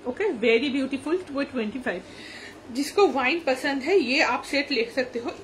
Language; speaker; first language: Hindi; non-native, local second language; Bangla